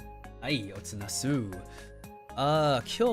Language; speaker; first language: Japanese; non-native, learner; English